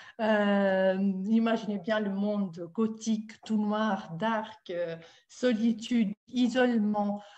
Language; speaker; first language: French; non-native, fluent; Italian